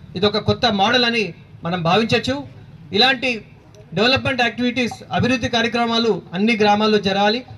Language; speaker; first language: Telugu; native; Telugu